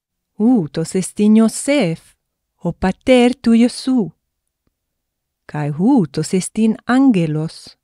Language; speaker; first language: Greek; non-native, fluent; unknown